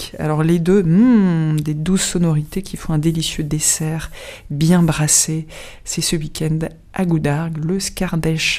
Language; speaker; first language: French; native; French